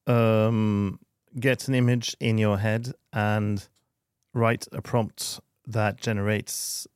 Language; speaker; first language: English; non-native, fluent; Norwegian